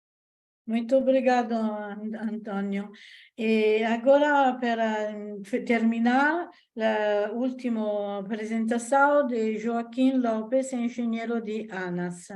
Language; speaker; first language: Portuguese; non-native, learner; Italian